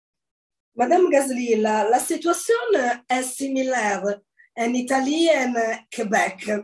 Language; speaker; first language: French; non-native, learner; Italian